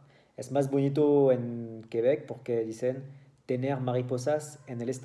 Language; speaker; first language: Spanish; non-native, learner; French